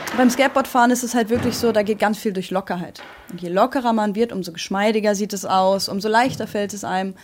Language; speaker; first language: German; native; German